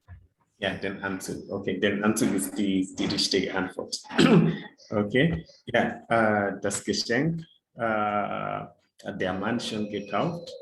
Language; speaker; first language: German; non-native, fluent; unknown